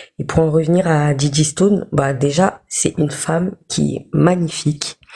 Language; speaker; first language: French; early bilingual, other home language; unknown